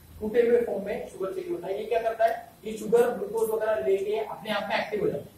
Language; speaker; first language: Hindi; non-native, local second language; Malayalam